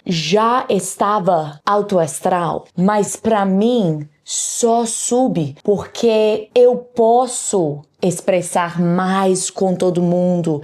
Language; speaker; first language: Portuguese; non-native, learner; English